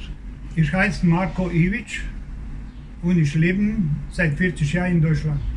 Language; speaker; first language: German; non-native, learner; Croatian